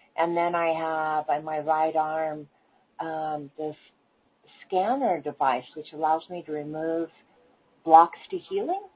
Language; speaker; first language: English; native; English